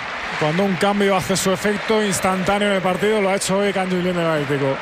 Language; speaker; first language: Spanish; native; Spanish